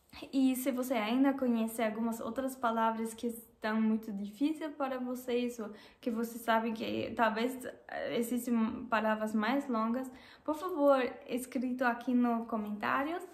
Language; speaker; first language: Portuguese; non-native, learner; German